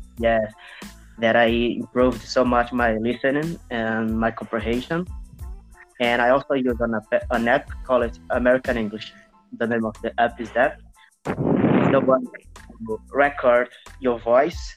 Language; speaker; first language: English; non-native, learner; Portuguese